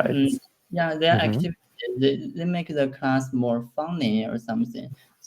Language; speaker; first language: English; non-native, learner; Chinese